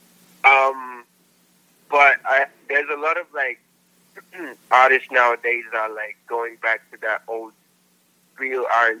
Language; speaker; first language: English; non-native, local second language; Filipino